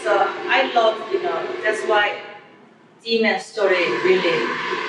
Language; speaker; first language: English; non-native, fluent; Korean